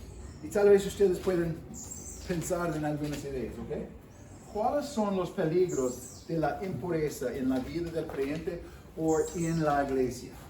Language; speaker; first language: Spanish; non-native, fluent; English